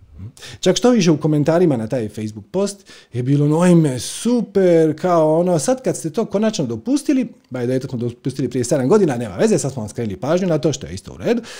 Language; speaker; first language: Croatian; native; Croatian